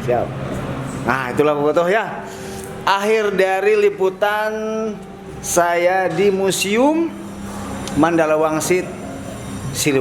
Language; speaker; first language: Indonesian; native; Indonesian